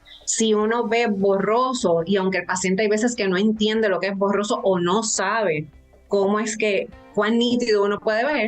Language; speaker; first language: Spanish; native; Spanish